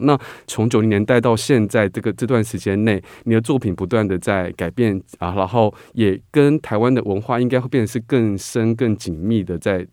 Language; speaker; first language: Chinese; native; Chinese